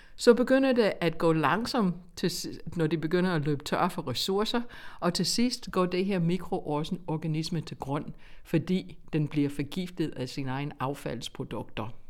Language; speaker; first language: Danish; non-native, fluent; English